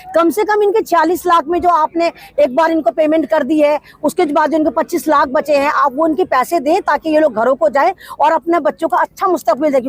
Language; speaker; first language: Hindi; native; Hindi